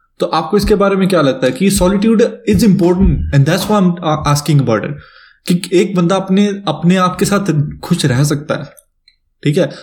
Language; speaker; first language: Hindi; native; Hindi